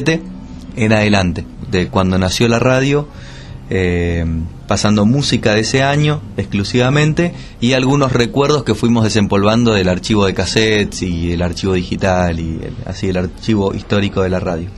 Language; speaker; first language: Spanish; native; Spanish